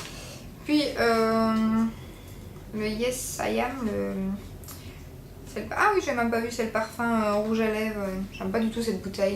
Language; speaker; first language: French; native; French